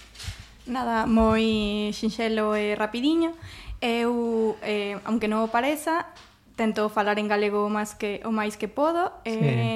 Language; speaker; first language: Galician; non-native, fluent; Spanish